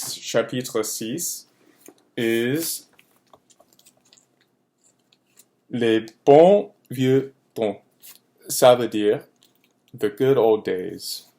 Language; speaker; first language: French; non-native, fluent; English